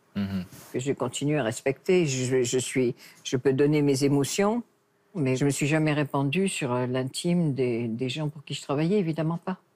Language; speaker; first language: French; native; French